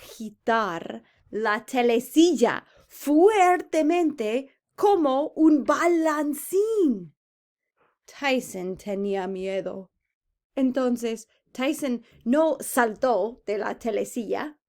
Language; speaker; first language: Spanish; non-native, fluent; English